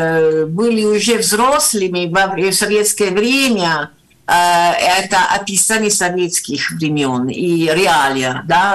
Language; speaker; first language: Russian; non-native, fluent; Italian